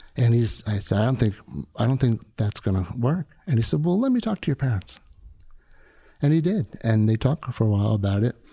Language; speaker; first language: English; native; English